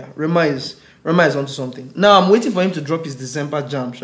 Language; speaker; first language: English; non-native, local second language; Yoruba